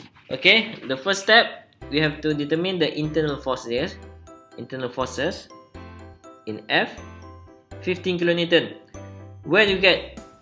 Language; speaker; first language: English; non-native, local second language; Malay